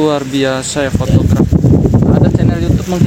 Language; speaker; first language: Indonesian; native; Indonesian